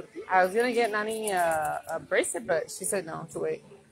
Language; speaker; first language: English; early bilingual, other home language; Spanish